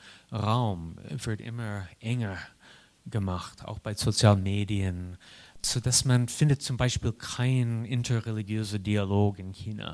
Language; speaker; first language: German; non-native, fluent; English